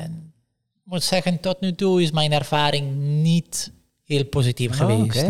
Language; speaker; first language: Dutch; non-native, fluent; Italian